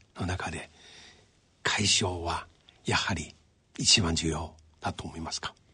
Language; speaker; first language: Japanese; non-native, fluent; Chinese